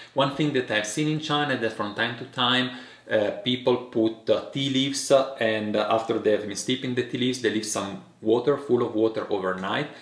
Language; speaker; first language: English; non-native, fluent; Italian